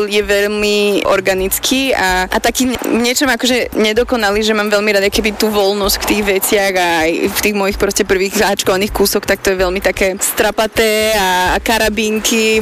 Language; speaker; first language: Slovak; non-native, fluent; Spanish